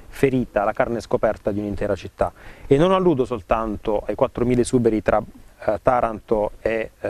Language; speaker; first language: Italian; native; Italian